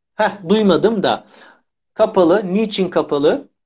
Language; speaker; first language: Turkish; native; Turkish